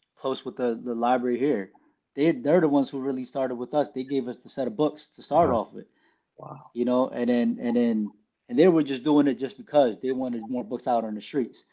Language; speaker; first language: English; early bilingual, other home language; Filipino